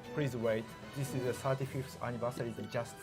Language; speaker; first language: English; non-native, learner; Japanese